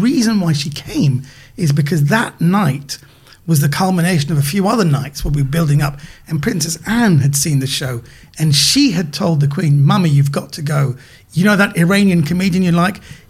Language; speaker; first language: English; native; English